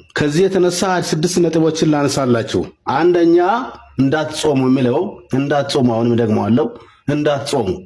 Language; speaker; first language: Amharic; native; Amharic